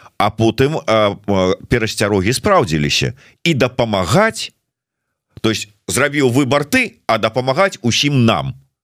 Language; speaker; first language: Belarusian; native; Belarusian